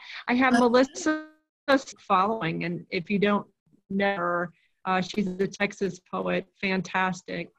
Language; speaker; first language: English; native; English